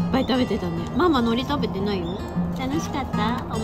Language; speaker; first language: Japanese; native; Japanese